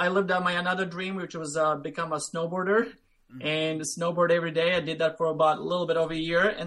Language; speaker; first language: English; non-native, fluent; Latvian